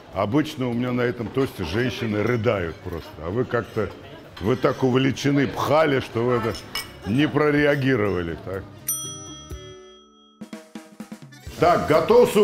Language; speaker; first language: Russian; native; Russian